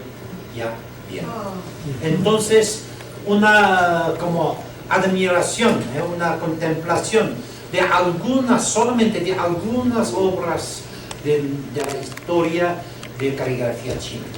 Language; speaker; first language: Spanish; non-native, learner; Chinese